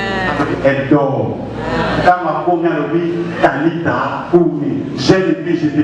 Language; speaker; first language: French; non-native, local second language; Lingala